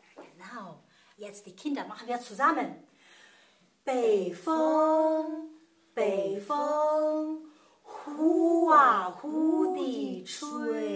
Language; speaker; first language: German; non-native, fluent; Chinese